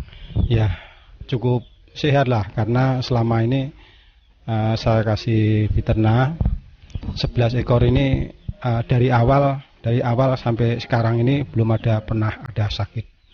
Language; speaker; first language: Indonesian; non-native, local second language; Javanese